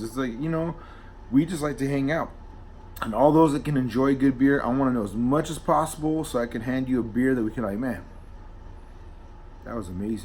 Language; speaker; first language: English; native; English